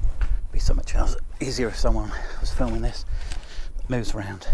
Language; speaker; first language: English; native; English